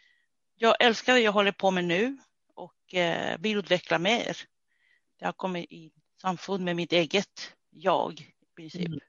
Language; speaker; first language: Swedish; non-native, fluent; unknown